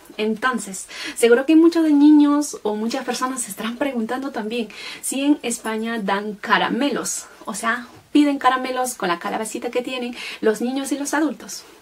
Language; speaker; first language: Spanish; native; Spanish